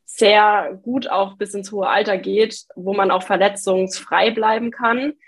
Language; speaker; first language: German; native; German